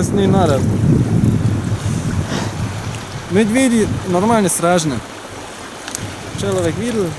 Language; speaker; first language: Russian; non-native, learner; German